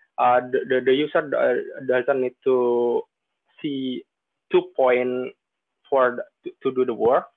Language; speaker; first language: English; non-native, fluent; Indonesian